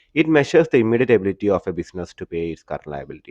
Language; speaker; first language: English; non-native, local second language; Malayalam